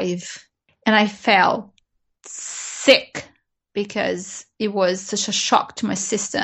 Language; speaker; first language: English; non-native, fluent; Portuguese